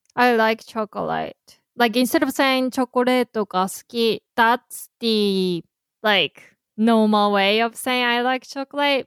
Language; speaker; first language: English; non-native, fluent; Japanese